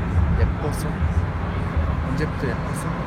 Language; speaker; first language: Korean; non-native, learner; Japanese